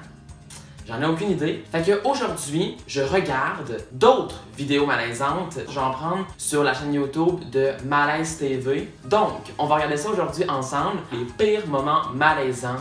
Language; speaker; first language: French; native; French